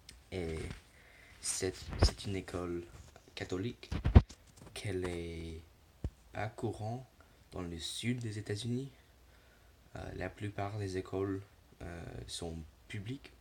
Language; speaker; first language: French; non-native, learner; English